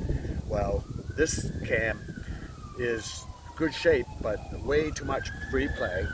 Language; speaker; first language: English; native; English